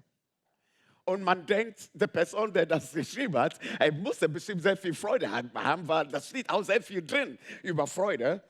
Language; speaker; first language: German; non-native, fluent; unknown